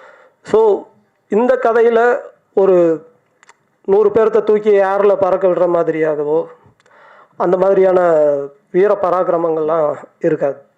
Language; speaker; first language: Tamil; native; Tamil